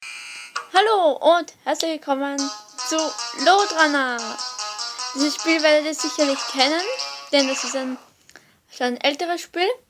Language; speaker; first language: German; native; German